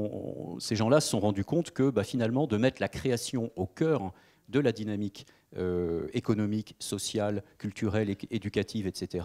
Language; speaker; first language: French; native; French